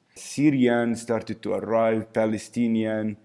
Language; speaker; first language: English; early bilingual, other home language; Arabic